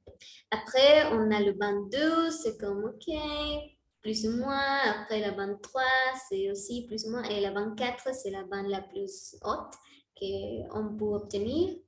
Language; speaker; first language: French; non-native, learner; Spanish